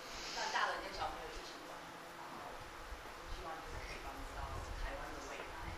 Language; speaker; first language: Chinese; early bilingual, heritage; Chinese